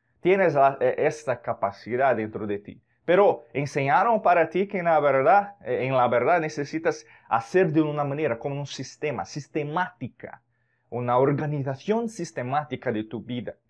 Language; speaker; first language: Spanish; non-native, fluent; Portuguese